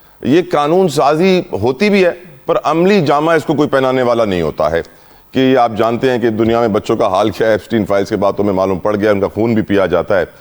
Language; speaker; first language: Urdu; native; Urdu